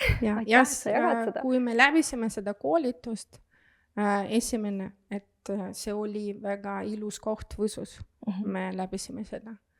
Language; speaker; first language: Estonian; non-native, local second language; Russian